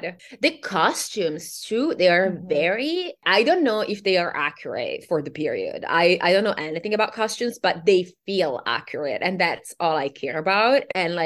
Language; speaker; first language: English; non-native, fluent; Italian